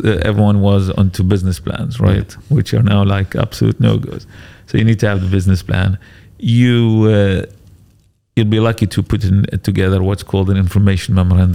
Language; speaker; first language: English; native; English